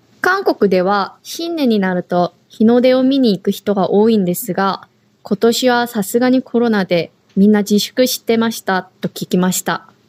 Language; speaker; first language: Japanese; non-native, fluent; Korean